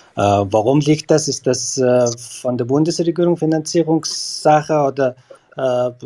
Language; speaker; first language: German; non-native, learner; Mongolian